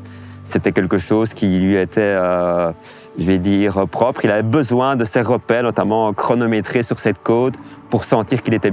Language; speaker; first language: French; native; French